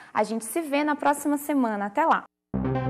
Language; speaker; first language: Portuguese; native; Portuguese